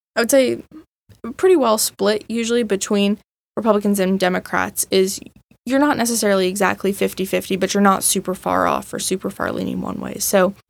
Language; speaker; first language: English; native; English